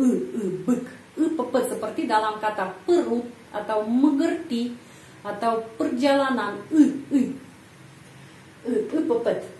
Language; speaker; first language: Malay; non-native, fluent; Russian